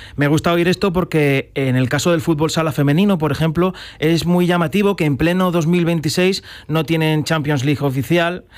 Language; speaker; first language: Spanish; native; Spanish